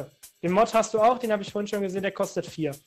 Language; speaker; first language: German; native; German